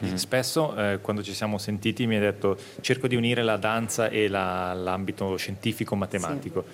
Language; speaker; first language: Italian; native; Italian